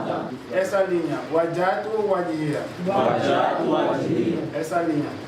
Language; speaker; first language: Portuguese; non-native, fluent; French